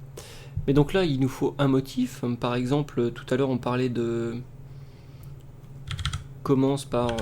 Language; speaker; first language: French; native; French